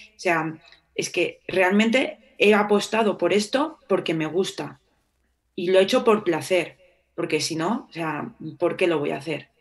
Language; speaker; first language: Spanish; native; Spanish